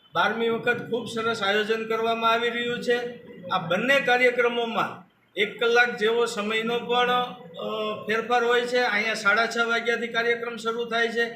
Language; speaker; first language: Gujarati; native; Gujarati